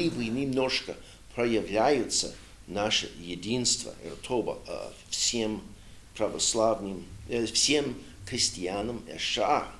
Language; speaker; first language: Russian; non-native, learner; English